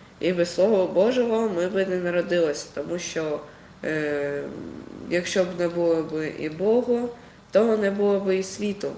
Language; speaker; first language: Ukrainian; non-native, local second language; Russian